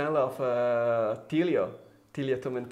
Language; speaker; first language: English; non-native, fluent; Italian